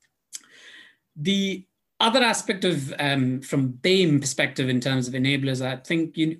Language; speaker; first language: English; non-native, local second language; Tamil